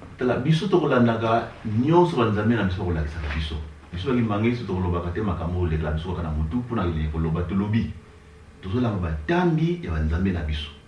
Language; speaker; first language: Lingala; non-native, local second language; Kongo